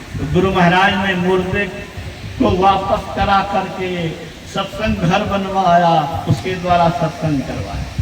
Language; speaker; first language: Hindi; native; Hindi